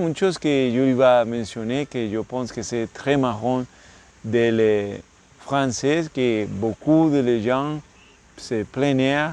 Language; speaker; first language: French; non-native, learner; English